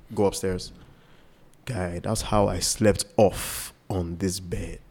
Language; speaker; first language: English; non-native, local second language; Yoruba